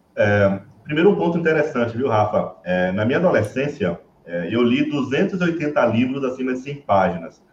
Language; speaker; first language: Portuguese; native; Portuguese